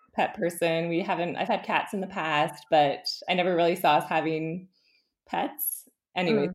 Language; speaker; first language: English; native; English